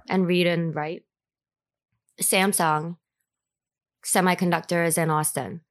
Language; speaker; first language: English; early bilingual, other home language; Korean